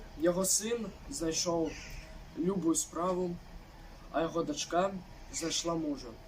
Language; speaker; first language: Belarusian; non-native, local second language; Russian